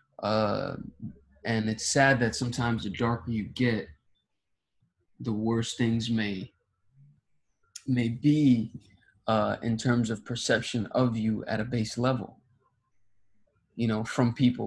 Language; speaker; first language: English; early bilingual, other home language; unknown